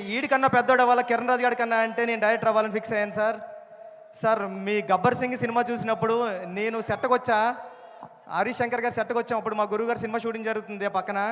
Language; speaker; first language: Telugu; native; Telugu